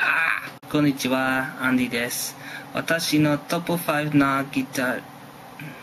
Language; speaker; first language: Japanese; non-native, learner; English